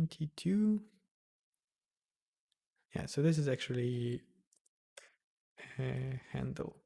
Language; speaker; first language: English; non-native, fluent; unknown